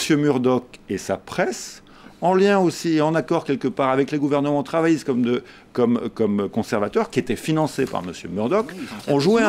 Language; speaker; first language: French; native; French